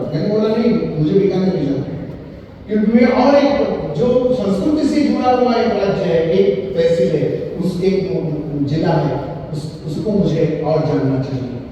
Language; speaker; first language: Hindi; non-native, local second language; Marathi